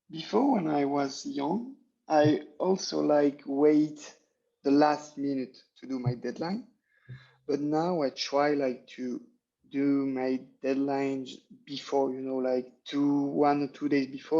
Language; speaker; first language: English; non-native, learner; French